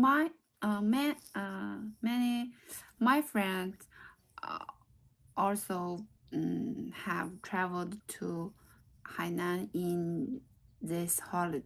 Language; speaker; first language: English; non-native, learner; Chinese